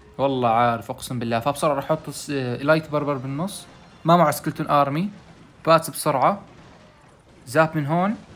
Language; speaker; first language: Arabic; native; Arabic